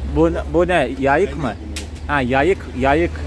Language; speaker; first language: Turkish; non-native, fluent; Russian